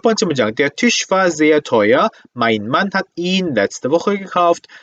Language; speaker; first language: German; non-native, fluent; Korean